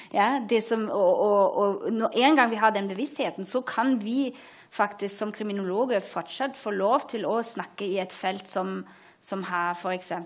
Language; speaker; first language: Norwegian; non-native, fluent; German